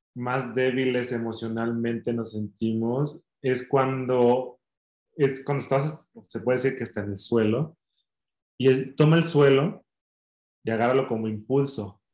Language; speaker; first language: Spanish; native; Spanish